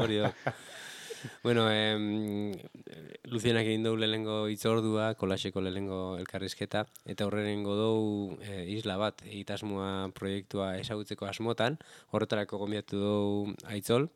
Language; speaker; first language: Basque; native; Basque